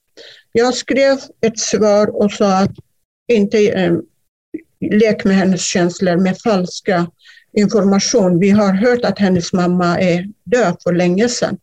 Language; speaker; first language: Swedish; non-native, fluent; Kurdish